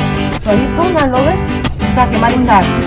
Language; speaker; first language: Spanish; native; Spanish